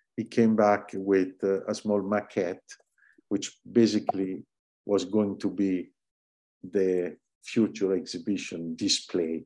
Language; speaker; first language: English; non-native, fluent; Italian